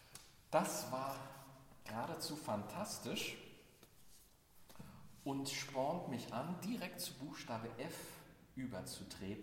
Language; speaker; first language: German; native; German